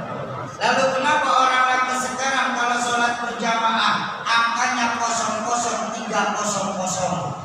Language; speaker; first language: Indonesian; native; Indonesian